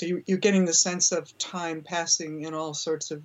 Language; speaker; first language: English; native; English